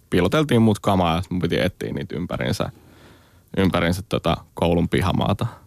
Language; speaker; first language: Finnish; native; Finnish